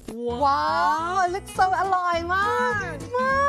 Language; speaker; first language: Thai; non-native, fluent; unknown